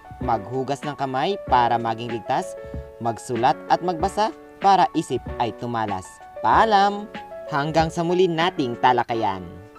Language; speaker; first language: Filipino; non-native, local second language; Bikol